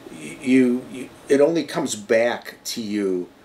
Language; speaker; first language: English; native; English